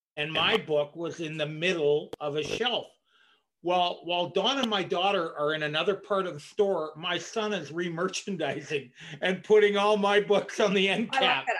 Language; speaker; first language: English; native; English